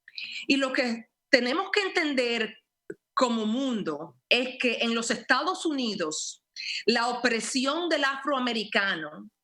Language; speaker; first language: Spanish; early bilingual, heritage; Spanish